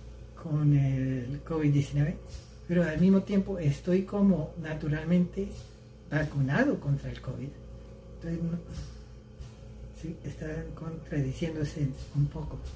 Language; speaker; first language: Spanish; early bilingual, heritage; Spanish